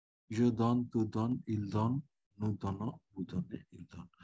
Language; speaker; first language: French; non-native, fluent; Bangla